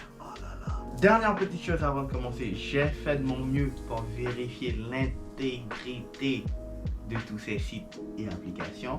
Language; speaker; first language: French; non-native, fluent; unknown